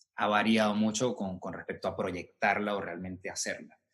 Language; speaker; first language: Spanish; native; Spanish